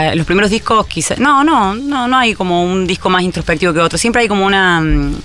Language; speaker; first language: Spanish; native; Spanish